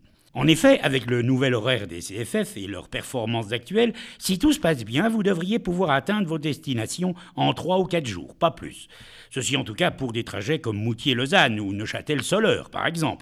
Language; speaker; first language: French; native; French